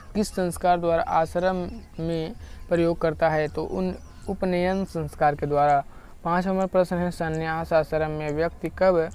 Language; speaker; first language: Hindi; native; Hindi